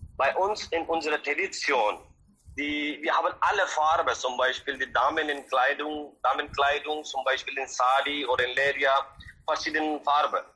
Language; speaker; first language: German; non-native, learner; Hindi